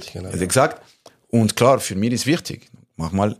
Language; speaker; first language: German; non-native, local second language; French